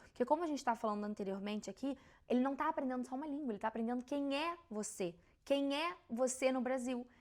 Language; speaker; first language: Portuguese; native; Portuguese